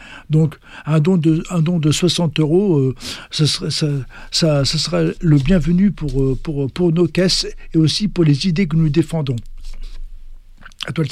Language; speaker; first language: French; native; French